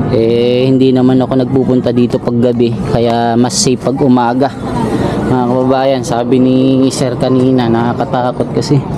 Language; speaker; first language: Filipino; native; Filipino